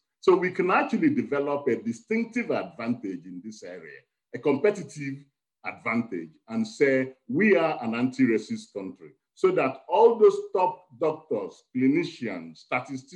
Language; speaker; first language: English; non-native, local second language; Igbo